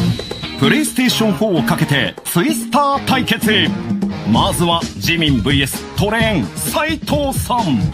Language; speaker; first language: Japanese; native; Japanese